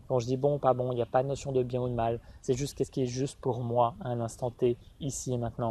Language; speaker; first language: French; native; French